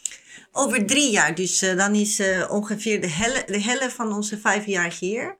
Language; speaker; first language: Dutch; non-native, learner; Spanish